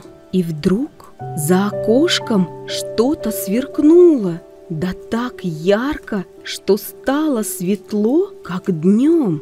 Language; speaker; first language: Russian; native; Russian